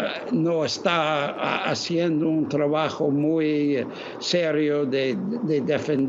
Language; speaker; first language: Spanish; non-native, fluent; English